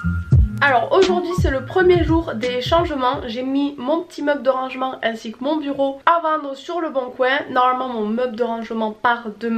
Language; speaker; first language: French; native; French